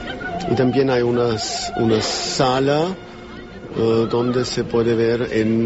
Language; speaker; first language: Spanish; non-native, learner; German